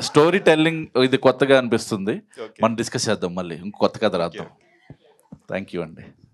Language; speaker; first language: Telugu; native; Telugu